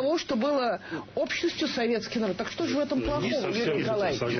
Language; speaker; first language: Russian; native; Russian